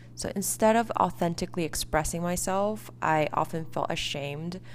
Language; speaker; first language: English; early bilingual, other home language; Chinese